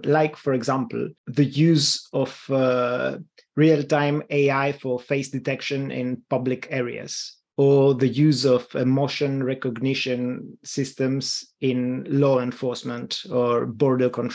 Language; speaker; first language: English; non-native, fluent; Greek